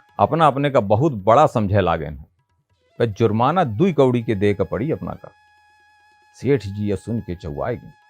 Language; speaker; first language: Hindi; native; Hindi